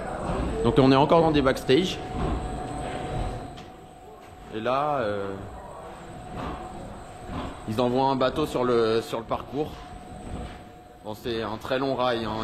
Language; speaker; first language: French; native; French